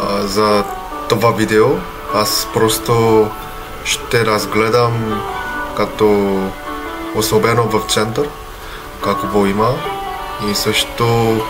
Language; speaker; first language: Bulgarian; non-native, learner; Korean